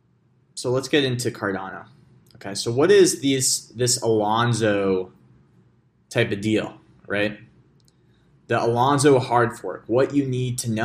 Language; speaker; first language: English; native; English